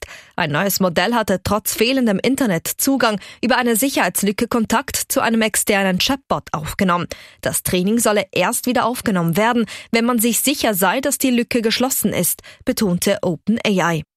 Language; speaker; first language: German; native; German